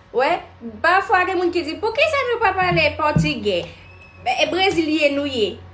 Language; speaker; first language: Haitian Creole; non-native, fluent; Portuguese